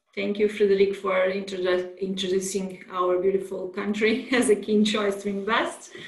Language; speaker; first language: English; non-native, fluent; Portuguese